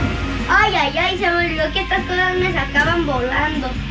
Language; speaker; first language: Spanish; native; Spanish